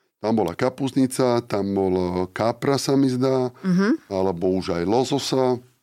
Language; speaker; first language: Slovak; non-native, fluent; Italian